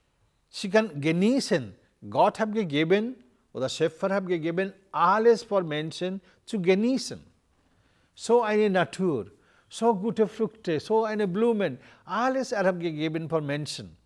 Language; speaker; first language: German; non-native, learner; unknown